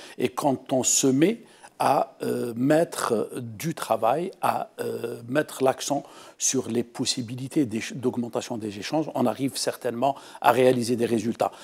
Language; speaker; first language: French; non-native, local second language; Arabic